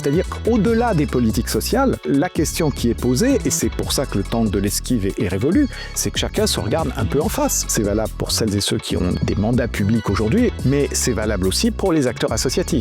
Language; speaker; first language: French; native; French